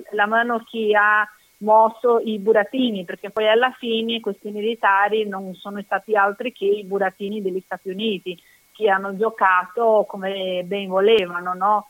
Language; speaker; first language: Italian; non-native, fluent; Portuguese